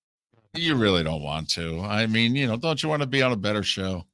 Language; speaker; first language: English; native; English